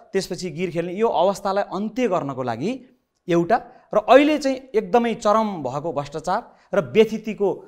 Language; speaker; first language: Nepali; native; Nepali